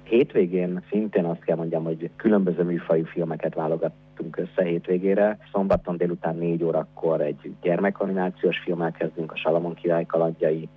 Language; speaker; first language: Hungarian; native; Hungarian